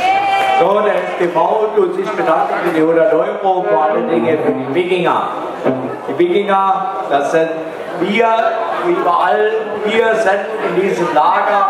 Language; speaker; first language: German; native; German